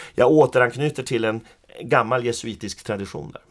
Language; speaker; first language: Swedish; native; Swedish